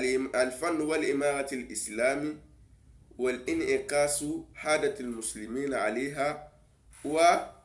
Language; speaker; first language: Arabic; non-native, learner; Yoruba